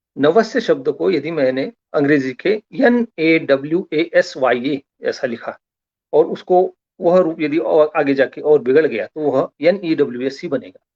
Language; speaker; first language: Hindi; non-native, local second language; Marathi